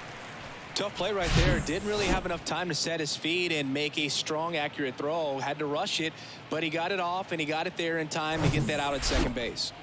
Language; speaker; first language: English; native; English